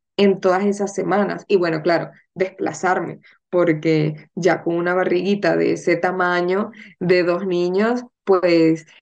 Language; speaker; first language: Spanish; native; Spanish